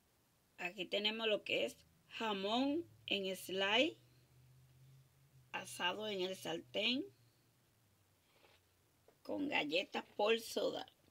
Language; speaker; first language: Spanish; native; Spanish